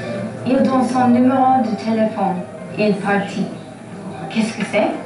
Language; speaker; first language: French; non-native, learner; English